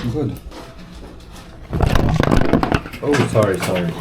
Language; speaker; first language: English; non-native, fluent; French